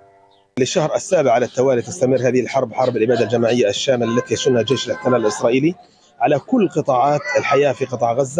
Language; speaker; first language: Arabic; native; Arabic